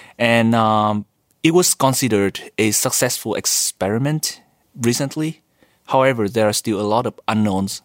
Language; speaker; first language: English; non-native, fluent; Vietnamese